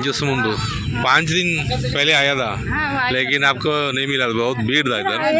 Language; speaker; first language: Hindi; non-native, local second language; Malayalam